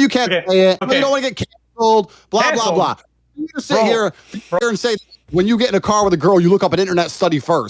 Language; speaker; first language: English; native; English